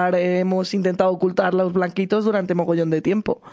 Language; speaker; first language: Spanish; native; Spanish